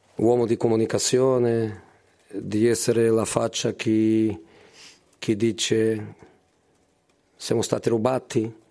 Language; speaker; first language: Italian; non-native, fluent; Portuguese